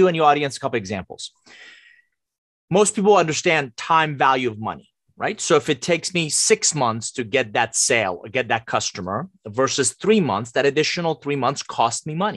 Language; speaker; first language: English; non-native, fluent; Persian